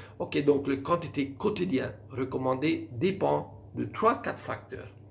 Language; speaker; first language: French; non-native, fluent; Hungarian